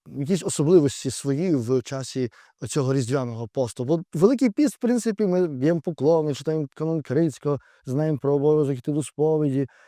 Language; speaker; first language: Ukrainian; native; Ukrainian